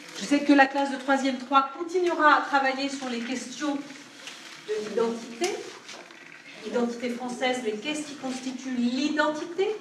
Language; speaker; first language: French; native; French